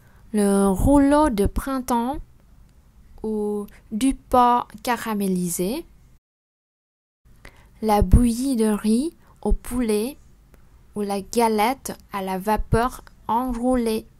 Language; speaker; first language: French; non-native, fluent; Vietnamese